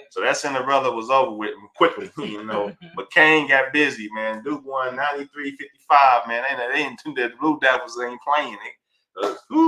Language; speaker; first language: English; native; English